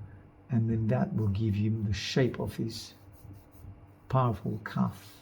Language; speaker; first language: English; non-native, fluent; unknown